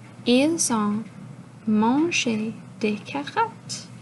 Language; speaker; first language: French; non-native, local second language; English